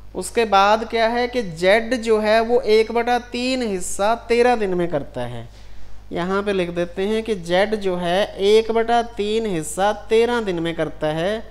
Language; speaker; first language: Hindi; non-native, local second language; Punjabi